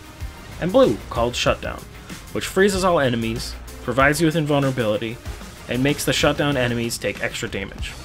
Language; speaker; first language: English; native; English